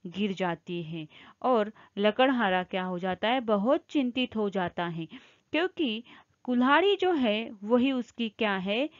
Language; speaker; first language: Hindi; non-native, local second language; Marathi